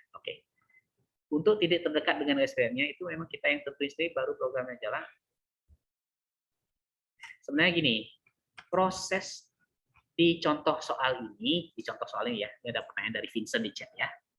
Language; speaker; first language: Indonesian; native; Indonesian